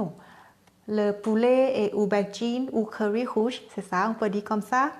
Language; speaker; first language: French; non-native, learner; Thai